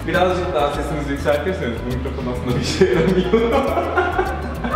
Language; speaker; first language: Turkish; native; Turkish